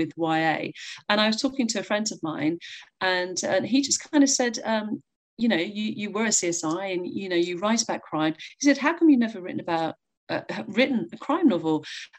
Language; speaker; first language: English; native; English